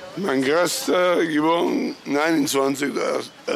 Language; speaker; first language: German; non-native, learner; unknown